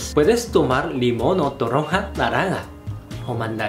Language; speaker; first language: Spanish; non-native, fluent; Korean